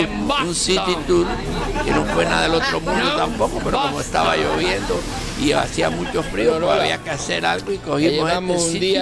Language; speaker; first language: Spanish; native; Spanish